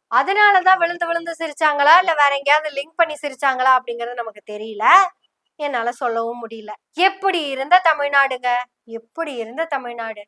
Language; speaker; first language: Tamil; non-native, local second language; Malayalam